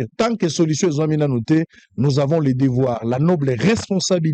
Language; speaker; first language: French; non-native, local second language; Lingala